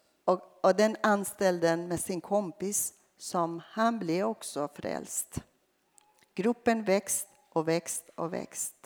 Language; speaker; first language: Swedish; non-native, fluent; Persian